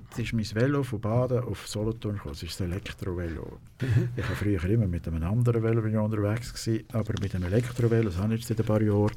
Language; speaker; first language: German; native; German